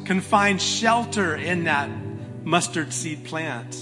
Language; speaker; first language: English; native; English